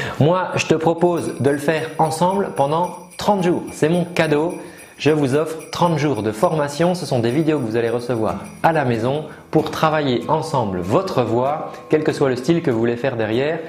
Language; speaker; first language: French; native; French